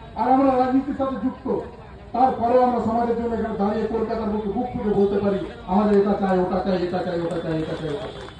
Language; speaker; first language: Bangla; non-native, local second language; Santali